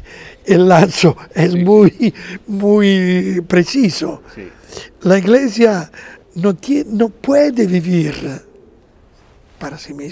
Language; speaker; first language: Spanish; non-native, fluent; Italian